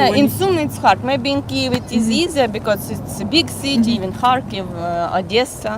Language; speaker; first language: English; non-native, fluent; Russian